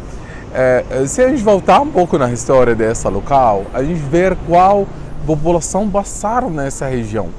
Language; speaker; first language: Portuguese; non-native, fluent; Arabic